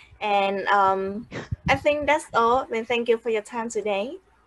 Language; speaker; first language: English; non-native, fluent; Vietnamese